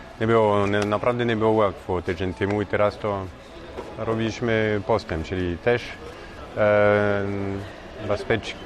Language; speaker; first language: Polish; non-native, fluent; French